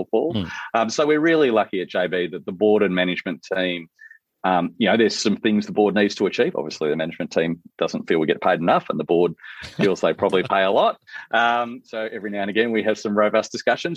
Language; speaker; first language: English; native; English